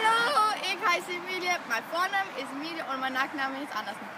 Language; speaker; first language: German; non-native, learner; Danish